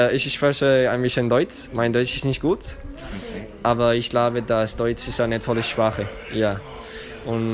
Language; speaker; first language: German; non-native, learner; Spanish